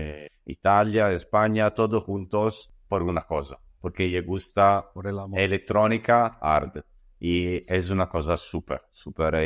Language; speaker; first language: Spanish; non-native, learner; Italian